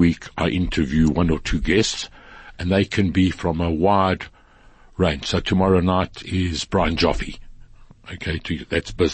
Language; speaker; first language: English; native; English